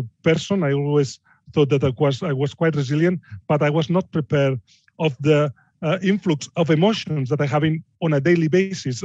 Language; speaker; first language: English; non-native, fluent; Spanish